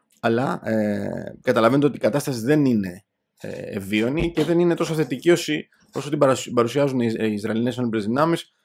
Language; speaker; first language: Greek; native; Greek